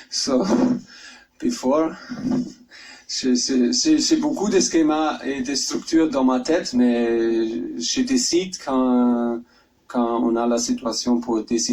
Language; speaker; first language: French; non-native, learner; German